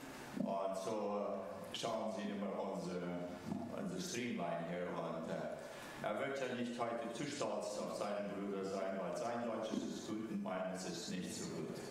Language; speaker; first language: German; early bilingual, heritage; German